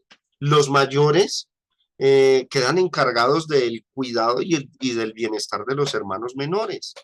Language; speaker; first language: Spanish; native; Spanish